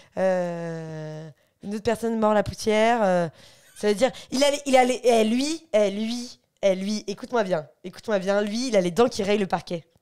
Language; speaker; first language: French; native; French